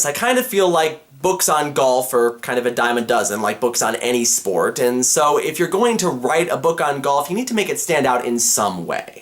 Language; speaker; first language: English; native; English